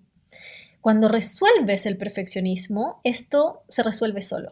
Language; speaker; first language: Spanish; native; Spanish